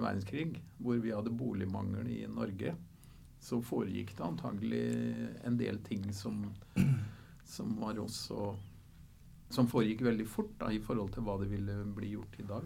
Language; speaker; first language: Norwegian; native; Norwegian